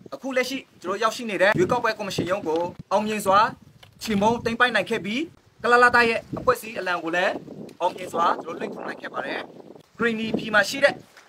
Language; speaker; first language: Burmese; non-native, local second language; Western Kayah